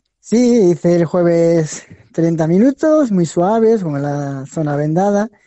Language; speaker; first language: Spanish; native; Spanish